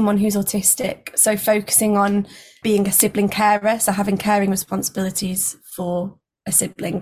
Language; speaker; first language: English; native; English